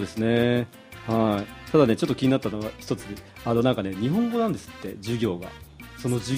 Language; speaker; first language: Japanese; native; Japanese